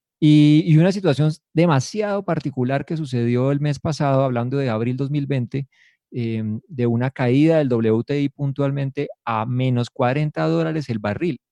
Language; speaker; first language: Spanish; native; Spanish